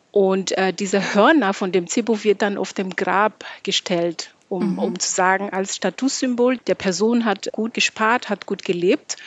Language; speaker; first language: German; non-native, fluent; Malagasy